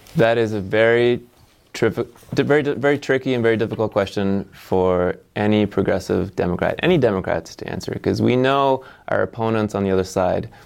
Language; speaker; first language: English; native; English